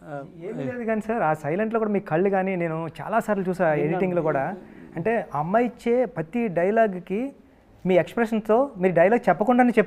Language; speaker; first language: Telugu; native; Telugu